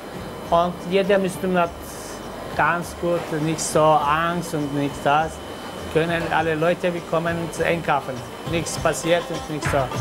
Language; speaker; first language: German; non-native, learner; Turkish